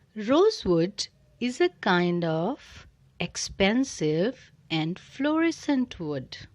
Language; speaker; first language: English; non-native, local second language; Punjabi